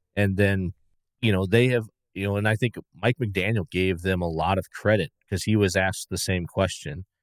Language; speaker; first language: English; native; English